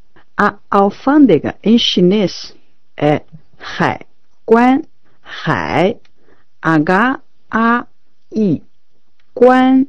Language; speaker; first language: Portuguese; non-native, fluent; Chinese